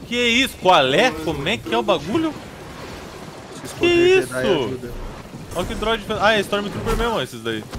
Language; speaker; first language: Portuguese; native; Portuguese